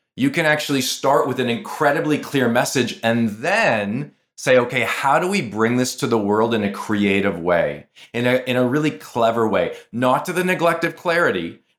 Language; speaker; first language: English; native; English